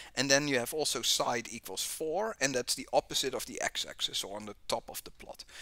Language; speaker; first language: English; non-native, fluent; Dutch